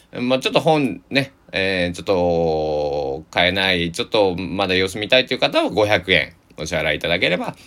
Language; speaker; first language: Japanese; native; Japanese